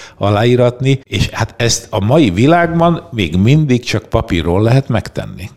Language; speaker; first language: Hungarian; native; Hungarian